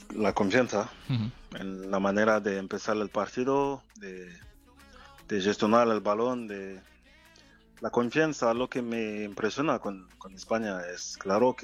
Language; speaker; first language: Spanish; non-native, fluent; French